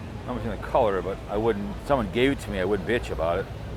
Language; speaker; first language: English; native; English